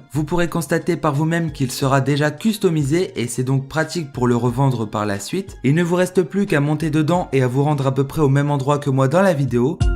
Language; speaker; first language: French; native; French